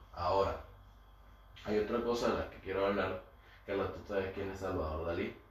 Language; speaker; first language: Spanish; native; Spanish